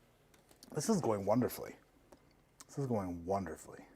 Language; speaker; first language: English; native; English